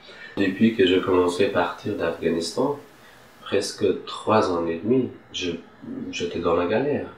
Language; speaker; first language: French; non-native, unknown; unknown